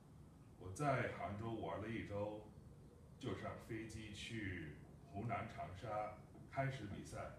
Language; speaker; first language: Chinese; non-native, fluent; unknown